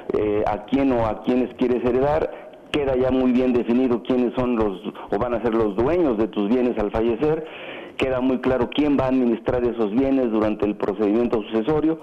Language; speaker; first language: Spanish; native; Spanish